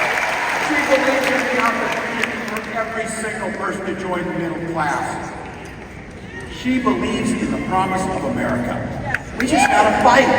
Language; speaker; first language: English; native; English